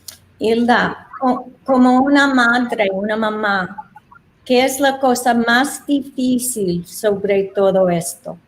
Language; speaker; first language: Spanish; non-native, learner; English